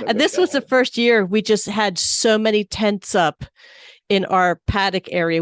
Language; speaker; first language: English; native; English